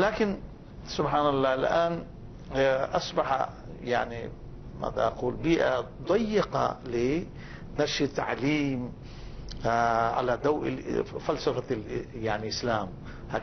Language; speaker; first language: Arabic; non-native, fluent; Bangla